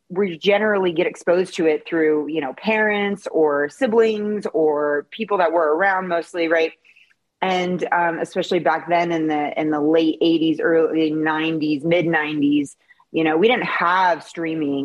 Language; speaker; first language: English; native; English